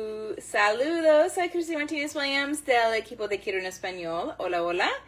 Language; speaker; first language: Spanish; non-native, learner; English